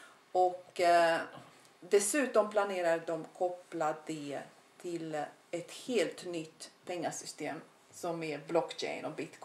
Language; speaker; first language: Swedish; non-native, fluent; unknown